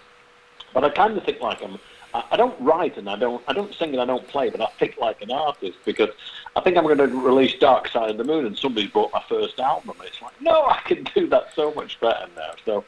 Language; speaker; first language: English; native; English